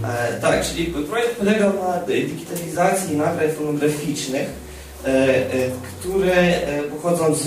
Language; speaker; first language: Polish; non-native, fluent; Ukrainian